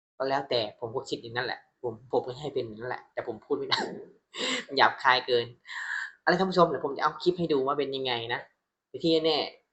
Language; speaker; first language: Thai; non-native, fluent; Burmese